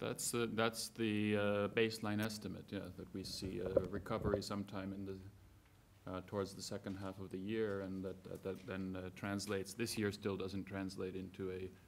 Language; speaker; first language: English; non-native, fluent; Estonian